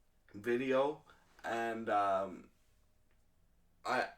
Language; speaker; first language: English; native; English